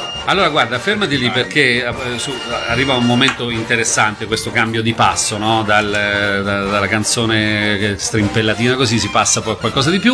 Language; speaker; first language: Italian; native; Italian